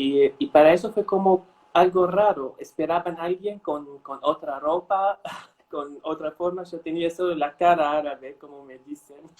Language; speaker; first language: Spanish; non-native, fluent; Arabic